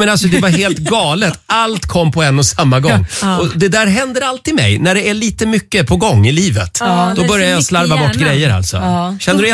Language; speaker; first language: Swedish; native; Swedish